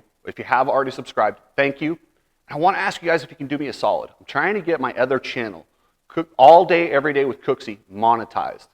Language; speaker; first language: English; native; English